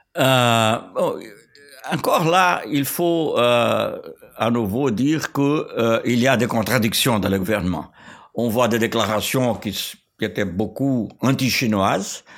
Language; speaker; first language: French; non-native, fluent; Portuguese